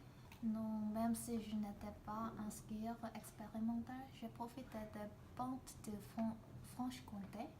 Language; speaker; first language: French; non-native, learner; Korean